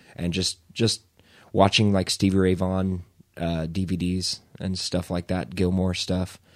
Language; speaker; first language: English; native; English